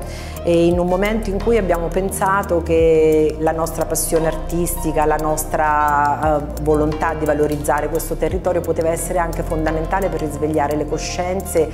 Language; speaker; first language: Italian; native; Italian